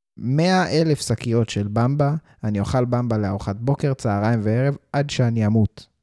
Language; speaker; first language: Hebrew; early bilingual, heritage; Hebrew